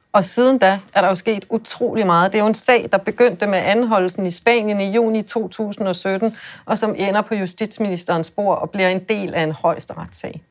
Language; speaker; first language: Danish; native; Danish